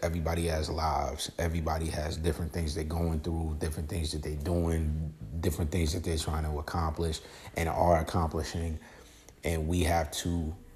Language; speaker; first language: English; native; English